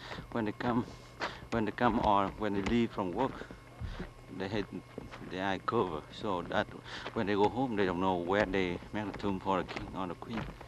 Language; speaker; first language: English; non-native, learner; Vietnamese